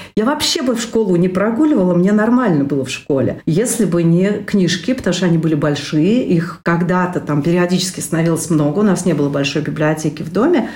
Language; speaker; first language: Russian; native; Russian